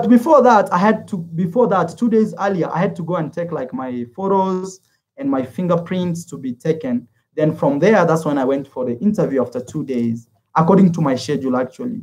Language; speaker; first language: English; non-native, fluent; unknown